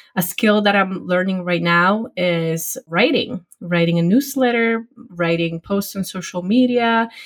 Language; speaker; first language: English; non-native, fluent; Polish